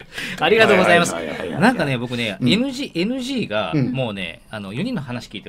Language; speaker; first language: Japanese; native; Japanese